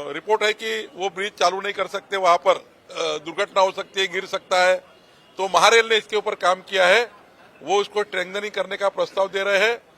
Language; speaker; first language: Hindi; non-native, local second language; Marathi